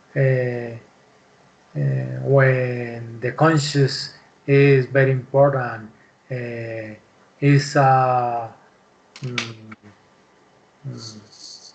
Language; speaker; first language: English; non-native, learner; Spanish